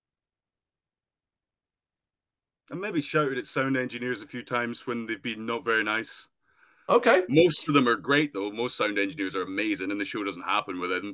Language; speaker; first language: English; native; English